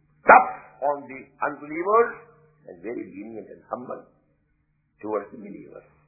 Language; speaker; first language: English; non-native, local second language; Urdu